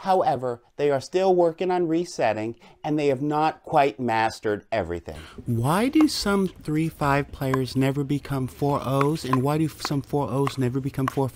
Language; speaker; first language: English; native; English